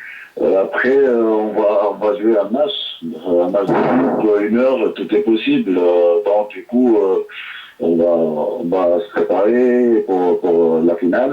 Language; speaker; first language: French; non-native, local second language; Arabic